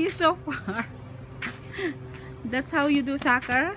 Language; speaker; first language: English; non-native, local second language; Filipino